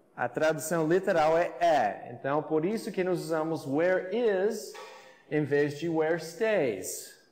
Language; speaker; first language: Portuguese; non-native, fluent; English